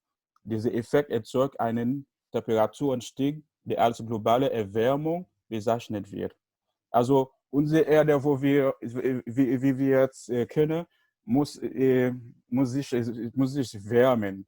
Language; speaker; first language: German; non-native, learner; Haitian Creole